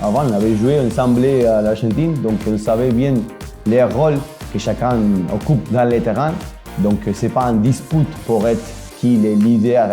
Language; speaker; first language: French; non-native, fluent; Spanish